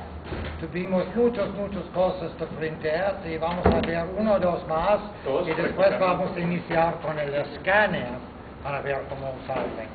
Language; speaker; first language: Spanish; non-native, fluent; English